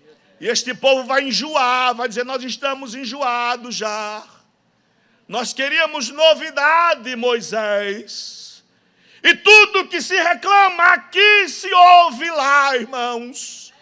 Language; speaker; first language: Portuguese; native; Portuguese